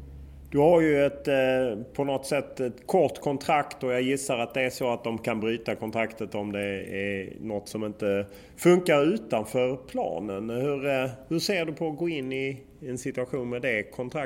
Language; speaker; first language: Swedish; native; Swedish